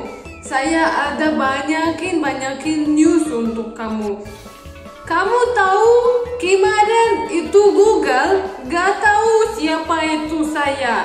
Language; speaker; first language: Indonesian; non-native, learner; Russian